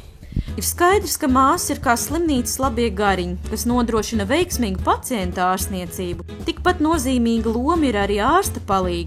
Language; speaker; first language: Latvian; native; Latvian